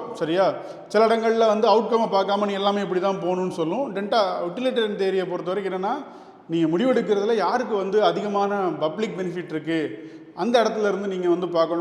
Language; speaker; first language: Tamil; native; Tamil